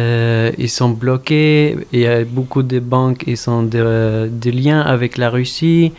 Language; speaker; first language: French; non-native, fluent; Arabic